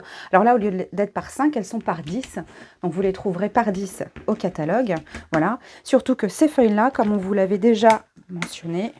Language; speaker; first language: French; native; French